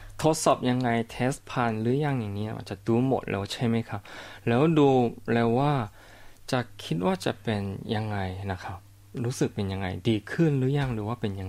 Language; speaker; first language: Thai; non-native, fluent; Korean